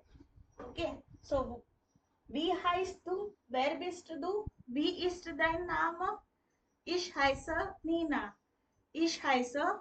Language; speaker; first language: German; non-native, fluent; Hindi